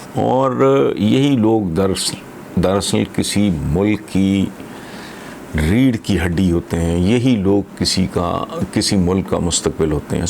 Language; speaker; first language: Urdu; non-native, local second language; Punjabi